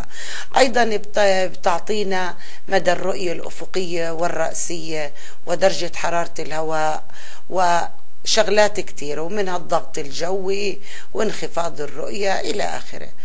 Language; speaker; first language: Arabic; native; Arabic